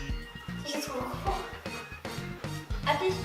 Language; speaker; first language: French; native; French